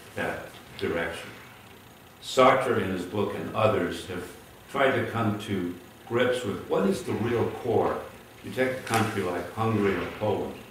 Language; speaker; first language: English; early bilingual, other home language; Hungarian